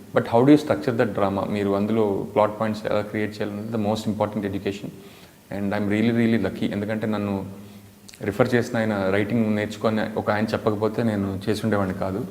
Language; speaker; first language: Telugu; native; Telugu